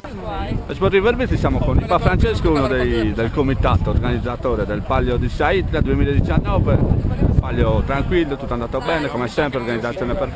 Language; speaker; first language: Italian; native; Italian